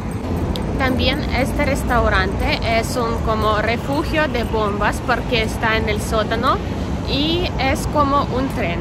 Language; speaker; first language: Spanish; non-native, learner; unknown